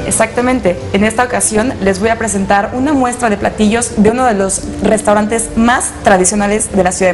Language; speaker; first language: Spanish; native; Spanish